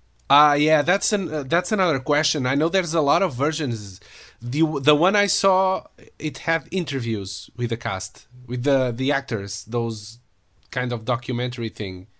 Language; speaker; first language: English; non-native, fluent; Portuguese